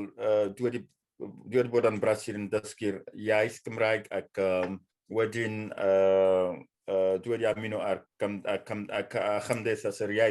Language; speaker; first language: Welsh; non-native, fluent; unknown